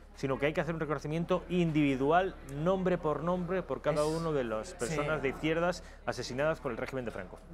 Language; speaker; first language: Spanish; native; Spanish